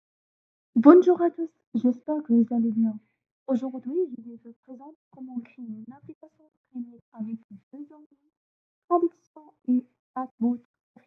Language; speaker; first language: French; non-native, fluent; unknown